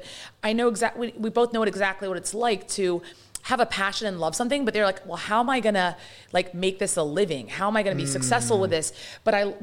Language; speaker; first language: English; native; English